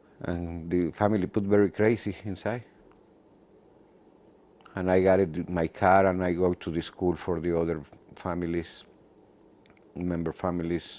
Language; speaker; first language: English; non-native, learner; Spanish